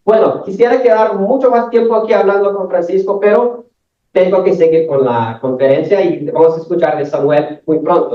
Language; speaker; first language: Spanish; non-native, fluent; English